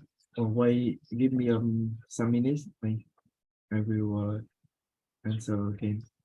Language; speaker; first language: English; non-native, learner; Vietnamese